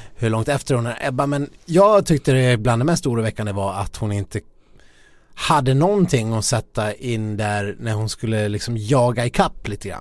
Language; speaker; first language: Swedish; native; Swedish